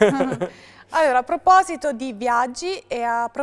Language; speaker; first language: Italian; native; Italian